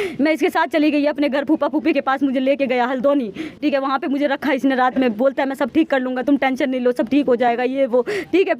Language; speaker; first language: Hindi; native; Hindi